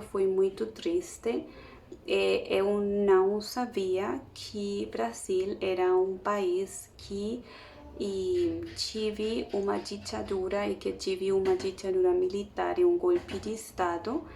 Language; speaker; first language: Portuguese; non-native, learner; Spanish